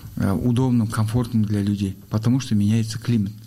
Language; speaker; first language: Russian; non-native, local second language; Kazakh